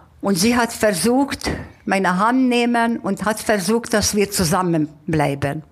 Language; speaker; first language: German; non-native, fluent; Hungarian